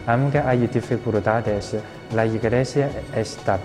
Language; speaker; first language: Spanish; non-native, learner; Chinese